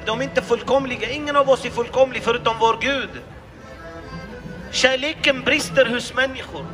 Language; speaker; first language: Swedish; non-native, fluent; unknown